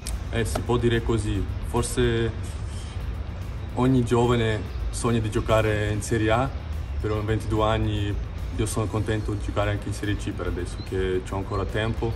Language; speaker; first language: Italian; non-native, fluent; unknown